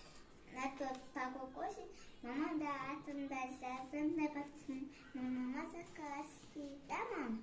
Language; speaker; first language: Russian; non-native, local second language; Kazakh